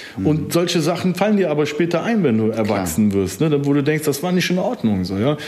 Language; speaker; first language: German; early bilingual, other home language; Turkish